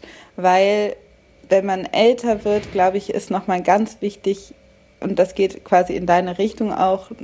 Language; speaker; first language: German; native; German